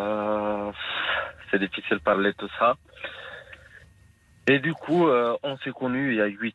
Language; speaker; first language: French; non-native, fluent; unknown